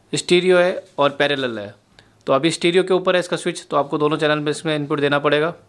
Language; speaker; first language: Hindi; native; Hindi